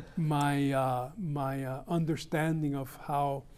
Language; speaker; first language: English; early bilingual, other home language; Spanish